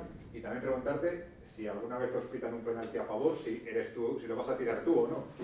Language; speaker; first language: Spanish; native; Spanish